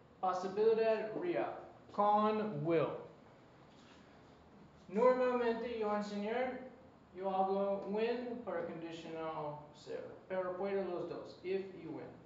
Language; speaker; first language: Spanish; non-native, learner; English